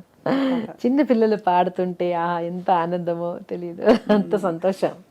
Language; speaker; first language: Telugu; non-native, local second language; Malayalam